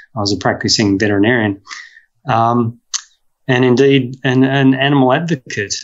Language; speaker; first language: English; native; English